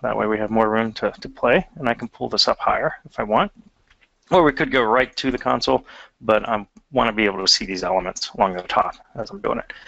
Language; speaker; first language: English; native; English